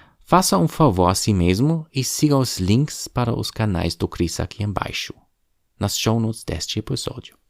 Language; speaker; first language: Portuguese; non-native, fluent; German